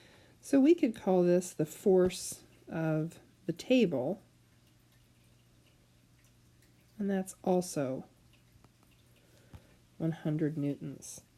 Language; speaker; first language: English; native; English